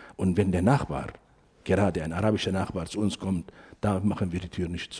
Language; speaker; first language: German; non-native, fluent; Arabic